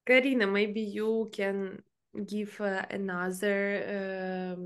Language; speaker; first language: English; non-native, fluent; Ukrainian